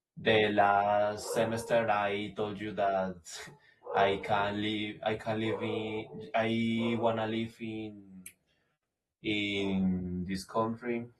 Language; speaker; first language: English; non-native, learner; Spanish